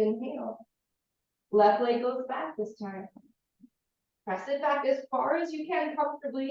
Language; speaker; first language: English; native; English